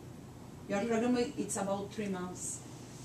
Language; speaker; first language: English; non-native, learner; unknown